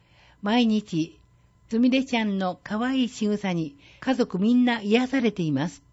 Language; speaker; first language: Japanese; native; Japanese